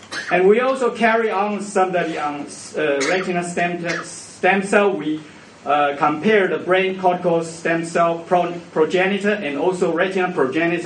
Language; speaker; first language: English; non-native, fluent; Chinese